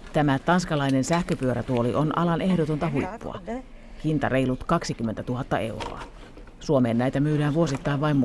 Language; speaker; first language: Finnish; native; Finnish